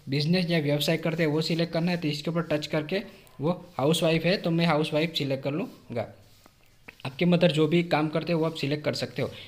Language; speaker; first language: Hindi; non-native, local second language; Gujarati